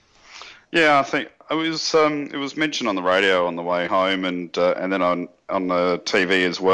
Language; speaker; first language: English; native; English